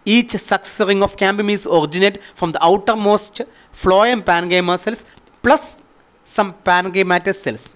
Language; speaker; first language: English; non-native, local second language; Malayalam